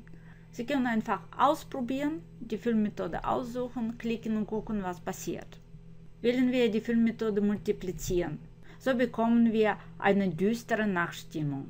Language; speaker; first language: German; non-native, fluent; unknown